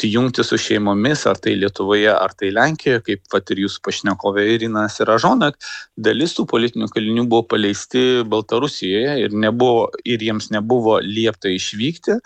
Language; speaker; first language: Lithuanian; native; Lithuanian